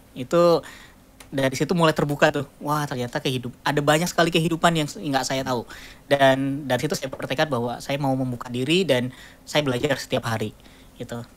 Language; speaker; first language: Indonesian; native; Indonesian